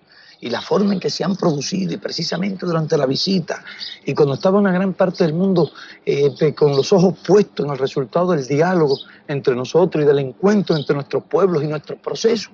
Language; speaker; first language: Spanish; native; Spanish